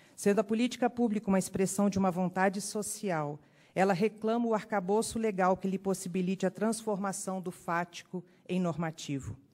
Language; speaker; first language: Portuguese; native; Portuguese